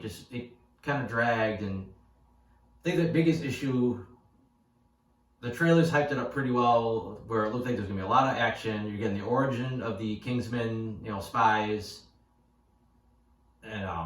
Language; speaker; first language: English; native; English